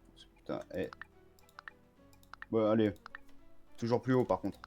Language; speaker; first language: French; native; French